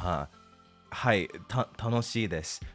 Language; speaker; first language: Japanese; non-native, learner; English